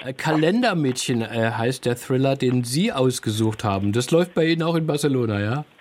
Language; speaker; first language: German; native; German